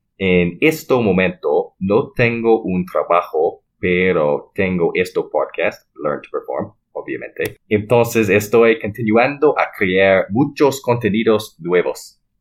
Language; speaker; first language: Spanish; non-native, learner; English